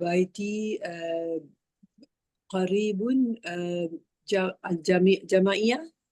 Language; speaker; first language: Arabic; non-native, learner; Malay